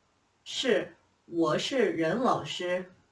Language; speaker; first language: Chinese; non-native, fluent; Korean